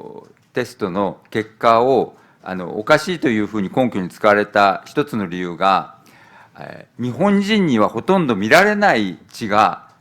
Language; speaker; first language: Japanese; native; Japanese